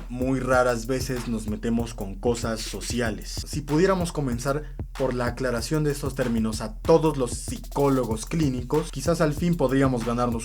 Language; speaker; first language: Spanish; native; Spanish